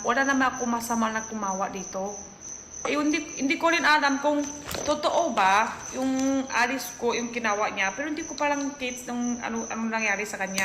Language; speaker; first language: Filipino; non-native, learner; Chinese